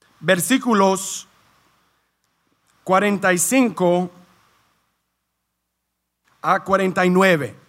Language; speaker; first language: Spanish; early bilingual, heritage; Spanish